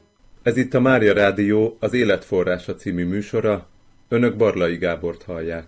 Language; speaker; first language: Hungarian; native; Hungarian